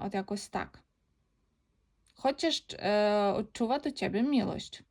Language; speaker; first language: Polish; non-native, learner; Ukrainian